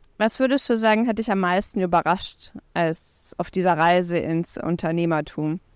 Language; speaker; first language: German; native; German